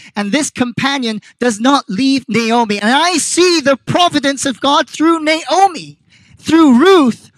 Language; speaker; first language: English; non-native, fluent; Korean